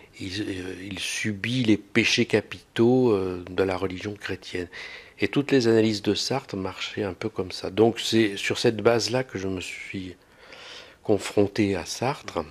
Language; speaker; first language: French; native; French